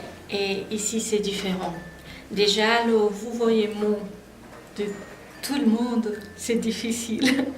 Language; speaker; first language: French; non-native, fluent; Portuguese